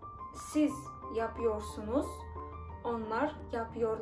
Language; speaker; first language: Turkish; non-native, fluent; Kazakh